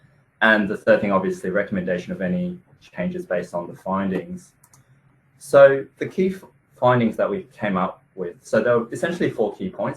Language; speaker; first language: English; native; English